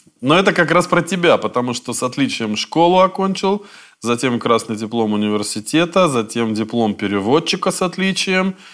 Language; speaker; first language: Russian; native; Russian